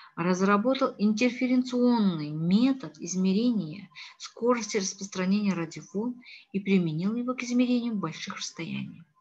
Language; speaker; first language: Russian; non-native, local second language; Kazakh